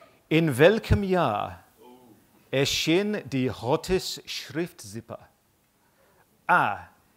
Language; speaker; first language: German; non-native, learner; English